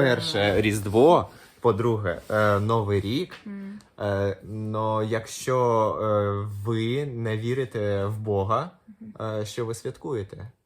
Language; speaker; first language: Ukrainian; non-native, local second language; Russian